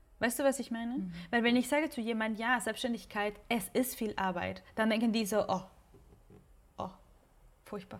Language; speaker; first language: German; non-native, fluent; Spanish